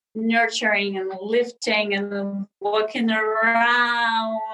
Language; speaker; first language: English; non-native, fluent; Russian